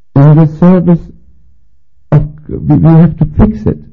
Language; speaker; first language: English; non-native, fluent; German